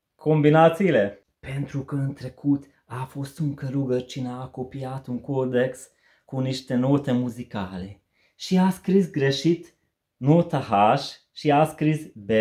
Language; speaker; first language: Romanian; non-native, local second language; Hungarian